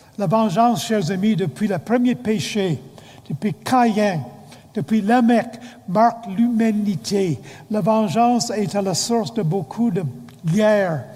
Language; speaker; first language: French; non-native, fluent; English